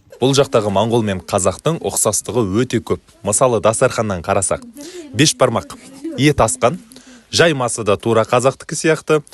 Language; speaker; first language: Kazakh; native; Kazakh